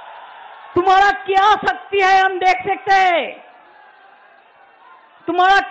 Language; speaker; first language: Hindi; non-native, local second language; Bangla